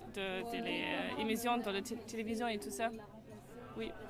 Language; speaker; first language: French; non-native, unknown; German